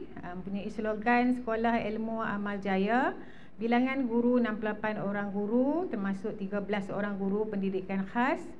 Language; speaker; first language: Malay; native; Malay